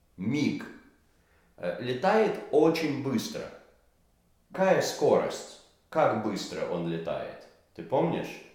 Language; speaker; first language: Russian; native; Russian